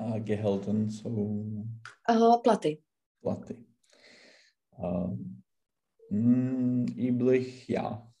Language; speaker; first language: German; non-native, learner; Czech